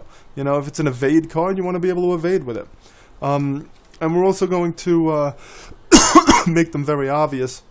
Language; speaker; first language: English; native; English